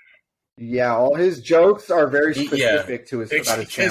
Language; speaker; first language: English; native; English